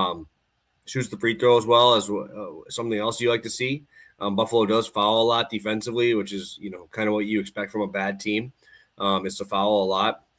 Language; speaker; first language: English; native; English